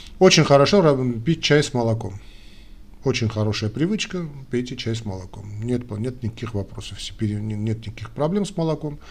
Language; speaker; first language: Russian; non-native, local second language; Armenian